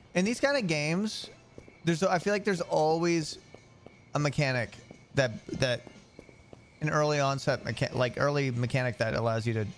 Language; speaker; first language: English; native; English